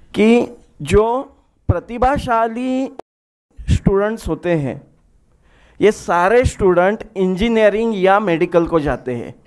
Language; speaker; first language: Hindi; non-native, local second language; Marathi